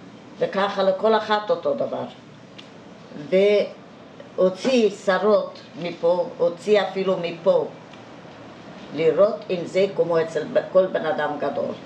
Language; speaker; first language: Hebrew; non-native, fluent; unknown